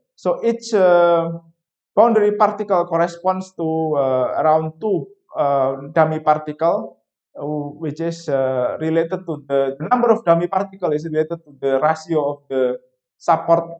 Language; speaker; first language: English; non-native, fluent; Indonesian